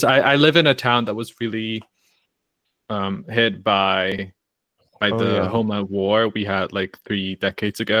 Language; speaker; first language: English; non-native, fluent; Croatian